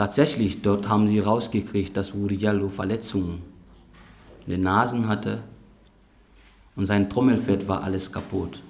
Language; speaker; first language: German; non-native, fluent; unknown